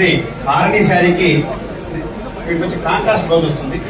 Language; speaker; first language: Telugu; native; Telugu